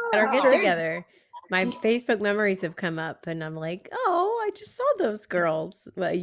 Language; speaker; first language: English; native; English